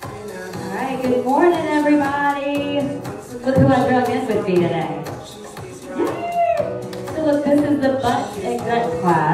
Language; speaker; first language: English; native; English